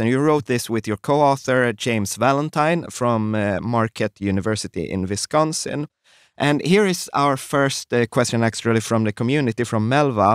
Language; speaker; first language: English; non-native, fluent; Swedish